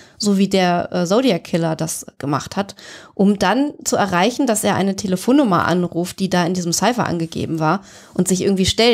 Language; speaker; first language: German; native; German